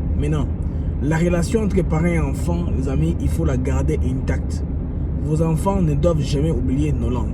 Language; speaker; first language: French; non-native, local second language; Lingala